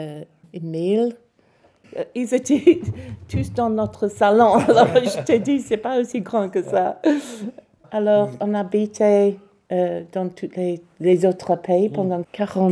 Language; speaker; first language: French; non-native, learner; English